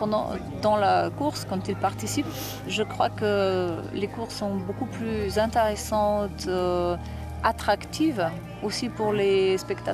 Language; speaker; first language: French; non-native, fluent; Slovenian